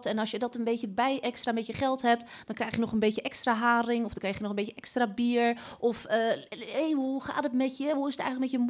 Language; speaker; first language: Dutch; native; Dutch